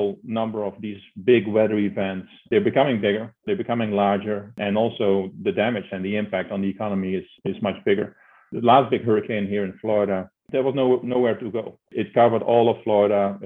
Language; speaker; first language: English; non-native, fluent; Dutch